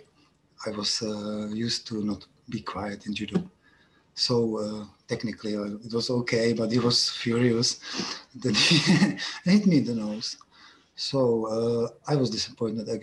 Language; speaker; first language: English; non-native, learner; Czech